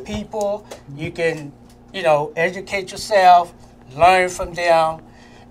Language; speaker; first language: English; native; English